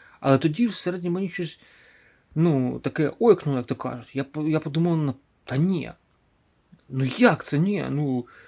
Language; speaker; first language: Ukrainian; non-native, local second language; Russian